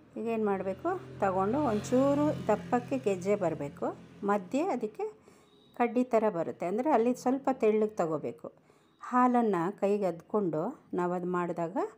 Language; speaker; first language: Kannada; non-native, local second language; Telugu